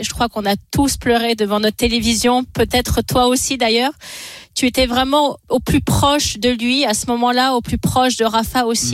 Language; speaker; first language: French; native; French